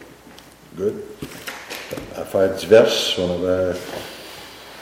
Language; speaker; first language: French; native; French